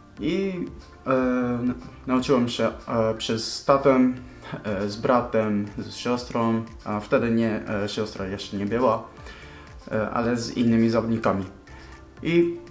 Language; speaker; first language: Polish; non-native, learner; Japanese